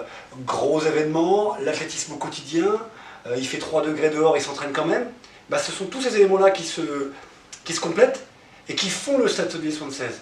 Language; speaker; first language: French; native; French